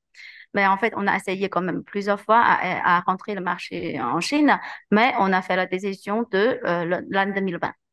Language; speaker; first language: French; non-native, learner; Chinese